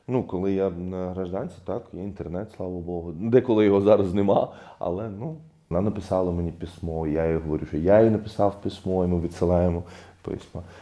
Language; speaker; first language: Ukrainian; non-native, fluent; Arabic